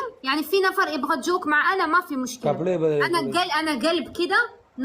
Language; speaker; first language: Arabic; non-native, learner; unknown